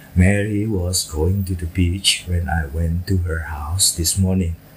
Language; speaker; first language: English; non-native, fluent; Indonesian